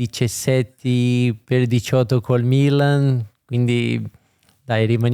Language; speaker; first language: Italian; non-native, fluent; Portuguese